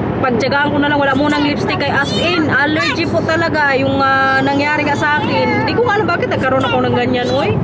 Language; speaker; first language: Filipino; non-native, local second language; Waray